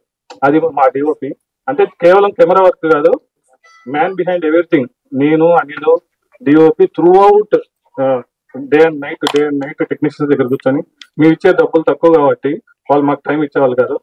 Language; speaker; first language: Telugu; native; Telugu